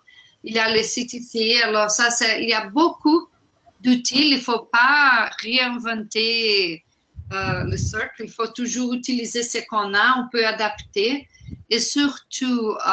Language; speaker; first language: French; non-native, fluent; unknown